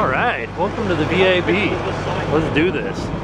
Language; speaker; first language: English; native; English